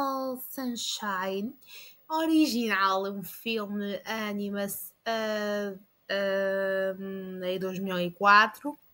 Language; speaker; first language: Portuguese; non-native, learner; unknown